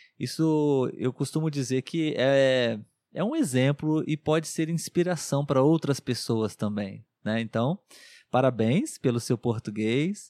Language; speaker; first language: Portuguese; native; Portuguese